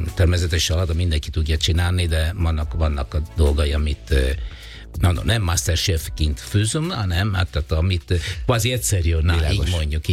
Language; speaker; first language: Hungarian; non-native, fluent; Italian